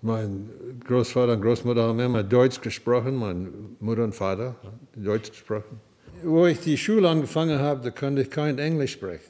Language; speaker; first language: German; early bilingual, heritage; German